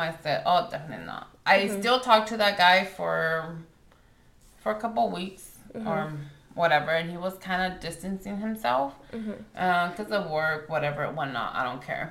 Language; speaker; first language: English; early bilingual, other home language; Spanish